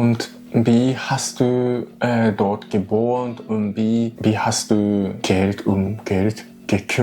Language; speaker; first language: German; non-native, learner; Japanese